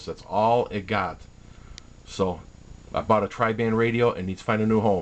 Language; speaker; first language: English; native; English